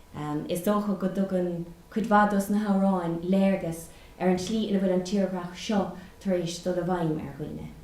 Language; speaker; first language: Irish; non-native, local second language; English